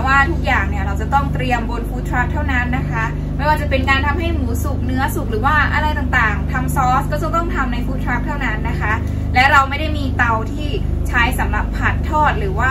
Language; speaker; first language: Thai; native; Thai